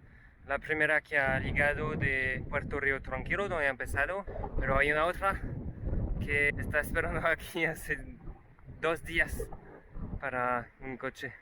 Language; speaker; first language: Spanish; non-native, learner; French